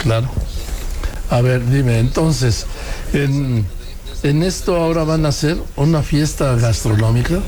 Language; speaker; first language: Spanish; native; Spanish